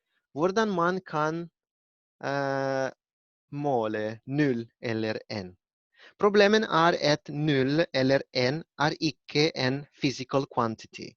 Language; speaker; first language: Norwegian; non-native, learner; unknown